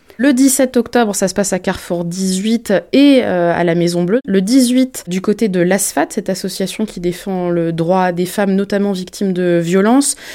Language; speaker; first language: French; native; French